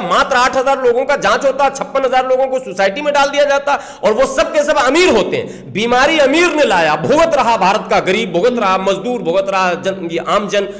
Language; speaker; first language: Hindi; native; Hindi